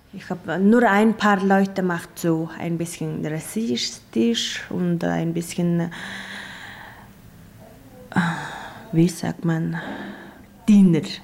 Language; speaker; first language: German; non-native, learner; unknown